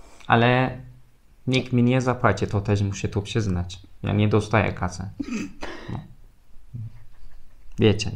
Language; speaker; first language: Polish; non-native, fluent; Turkish